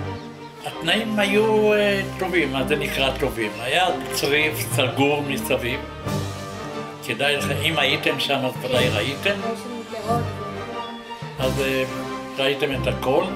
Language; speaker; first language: Hebrew; non-native, fluent; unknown